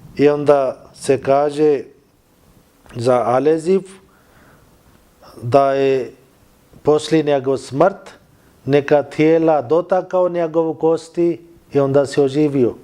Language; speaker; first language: Bosnian; non-native, learner; Urdu